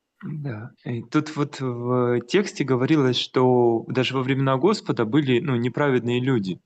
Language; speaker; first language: Russian; native; Russian